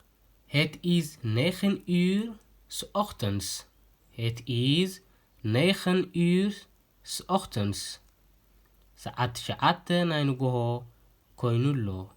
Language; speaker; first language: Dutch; non-native, fluent; Tigrinya